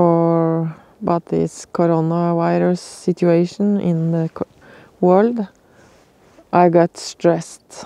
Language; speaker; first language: English; non-native, learner; Norwegian